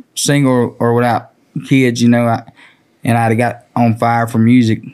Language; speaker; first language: English; native; English